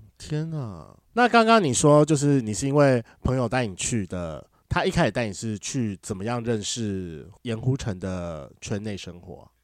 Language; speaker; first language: Chinese; native; Chinese